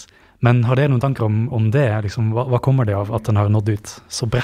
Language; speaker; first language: Norwegian; native; Norwegian